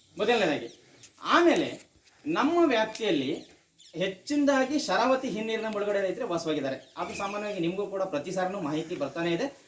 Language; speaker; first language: Kannada; native; Kannada